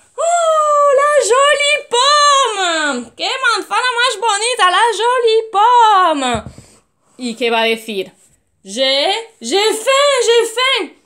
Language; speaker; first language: French; native; French